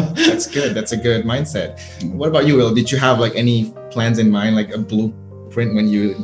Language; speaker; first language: English; non-native, fluent; Indonesian